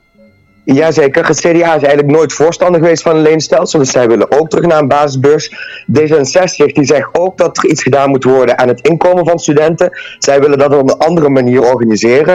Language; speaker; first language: Dutch; native; Dutch